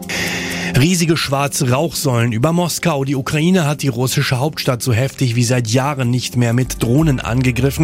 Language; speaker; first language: German; native; German